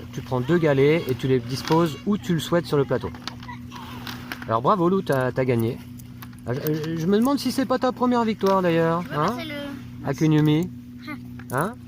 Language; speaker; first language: French; native; French